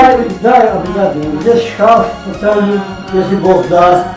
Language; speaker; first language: Russian; non-native, learner; Tajik